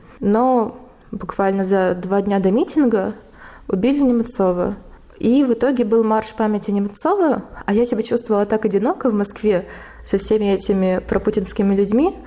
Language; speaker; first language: Russian; native; Russian